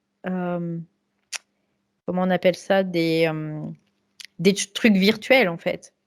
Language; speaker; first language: French; native; French